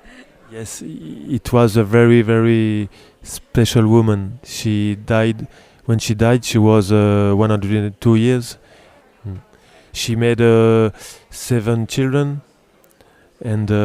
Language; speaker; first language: English; non-native, learner; French